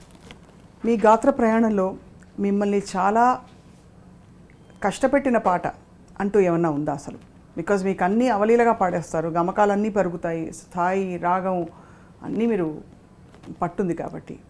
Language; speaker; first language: Telugu; native; Telugu